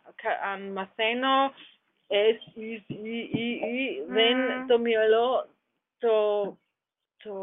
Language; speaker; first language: Greek; non-native, learner; German